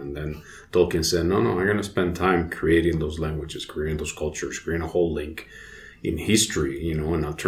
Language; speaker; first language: English; non-native, fluent; Spanish